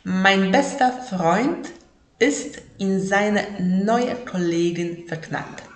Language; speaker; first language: German; non-native, fluent; Polish